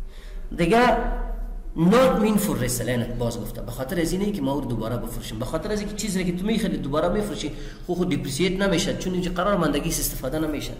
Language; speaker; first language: Persian; non-native, local second language; Pashto